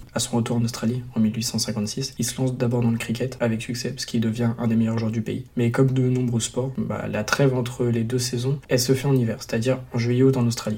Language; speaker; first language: French; native; French